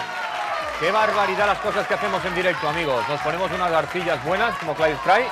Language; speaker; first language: Spanish; native; Spanish